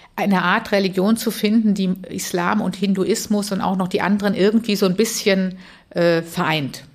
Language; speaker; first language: German; native; German